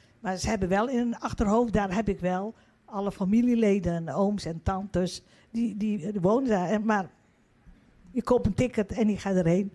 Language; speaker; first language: Dutch; early bilingual, other home language; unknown